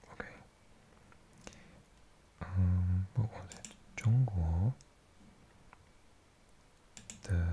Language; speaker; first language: Chinese; non-native, learner; English